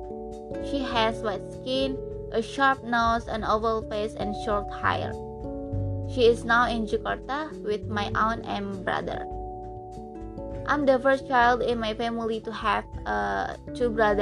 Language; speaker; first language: English; non-native, learner; Indonesian